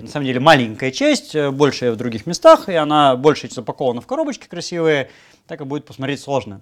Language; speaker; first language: Russian; native; Russian